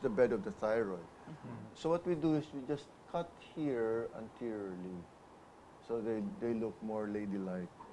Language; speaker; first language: English; non-native, local second language; Filipino